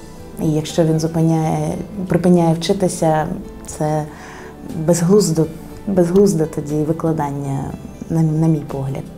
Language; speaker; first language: Ukrainian; native; Ukrainian